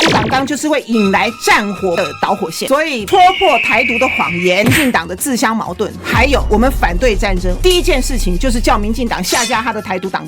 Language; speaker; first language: Chinese; native; Chinese